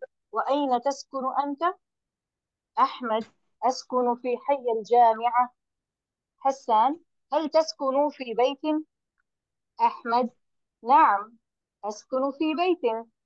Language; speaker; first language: Arabic; non-native, learner; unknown